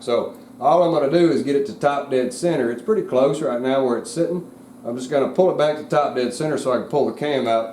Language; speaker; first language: English; native; English